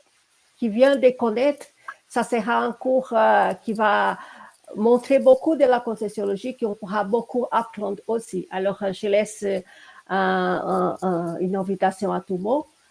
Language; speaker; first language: French; non-native, fluent; Portuguese